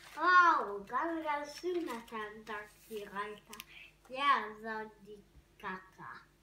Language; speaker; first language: German; non-native, learner; Hungarian